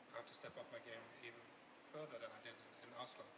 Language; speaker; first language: English; non-native, fluent; Norwegian